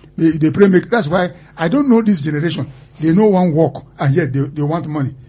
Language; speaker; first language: Nigerian Pidgin; non-native, local second language; Igbo